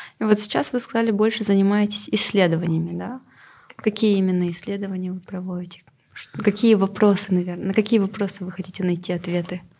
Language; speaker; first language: Russian; non-native, local second language; Kazakh